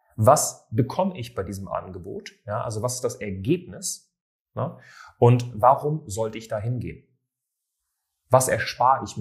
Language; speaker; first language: German; native; German